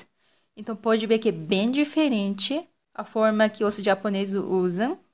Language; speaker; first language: Portuguese; non-native, local second language; Japanese